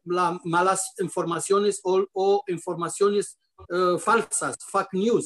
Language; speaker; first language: Spanish; non-native, fluent; Arabic